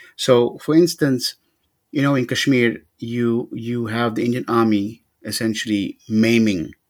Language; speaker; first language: English; native; English